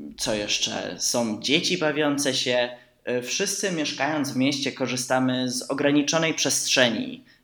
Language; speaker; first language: Polish; early bilingual, heritage; Polish